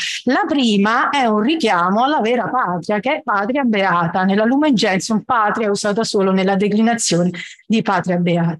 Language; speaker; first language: Italian; native; Italian